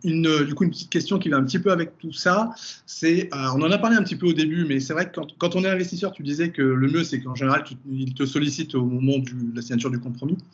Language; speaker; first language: French; native; French